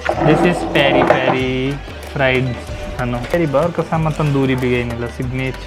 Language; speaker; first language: Filipino; non-native, learner; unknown